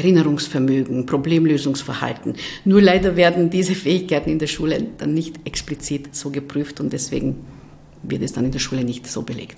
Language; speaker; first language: German; non-native, fluent; Hungarian